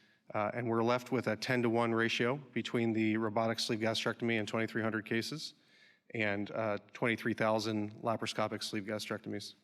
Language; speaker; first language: English; native; English